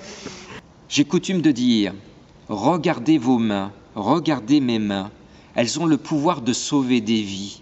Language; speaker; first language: French; native; French